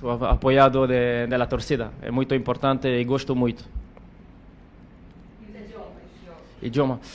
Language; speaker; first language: Portuguese; non-native, learner; French